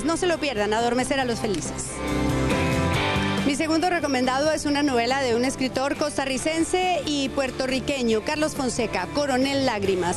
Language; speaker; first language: Spanish; native; Spanish